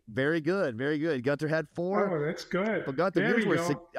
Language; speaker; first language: English; native; English